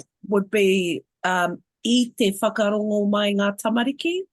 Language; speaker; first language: Māori; non-native, local second language; English